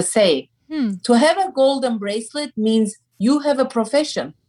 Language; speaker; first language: English; non-native, fluent; Turkish